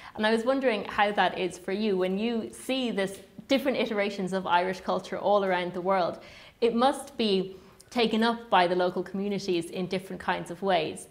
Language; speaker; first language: English; early bilingual, other home language; German